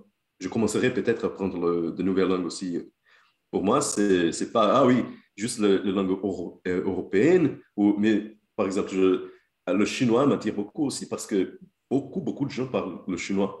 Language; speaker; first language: French; non-native, fluent; Portuguese